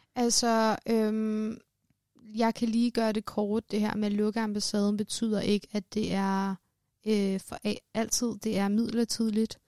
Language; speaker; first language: Danish; early bilingual, other home language; Persian